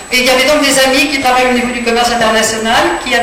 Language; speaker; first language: French; native; French